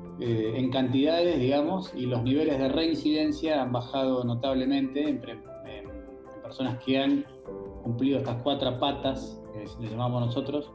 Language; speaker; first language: Spanish; native; Spanish